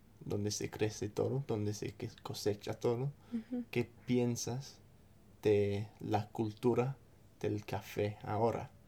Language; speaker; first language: Spanish; non-native, fluent; English